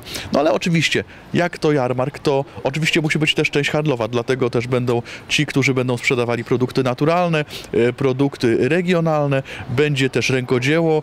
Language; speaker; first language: Polish; native; Polish